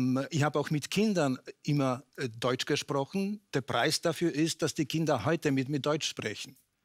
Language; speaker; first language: German; non-native, fluent; Polish